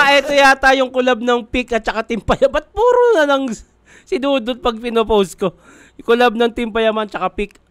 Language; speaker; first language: Filipino; native; Filipino